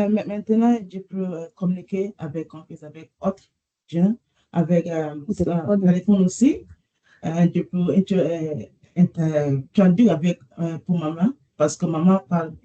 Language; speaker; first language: French; non-native, learner; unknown